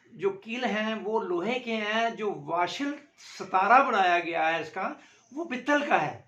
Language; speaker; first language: Urdu; non-native, local second language; Punjabi